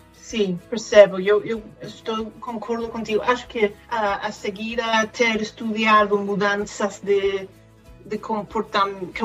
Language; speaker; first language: Portuguese; non-native, fluent; English